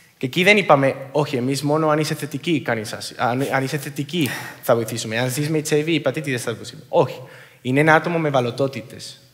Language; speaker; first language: Greek; non-native, fluent; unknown